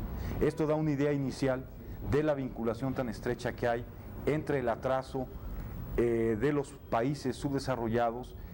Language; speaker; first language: Spanish; native; Spanish